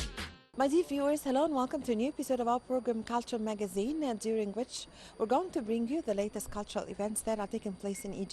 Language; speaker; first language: English; non-native, fluent; Arabic